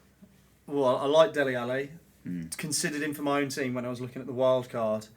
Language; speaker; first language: English; native; English